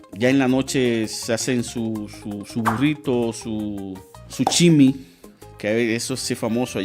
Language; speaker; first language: Spanish; native; Spanish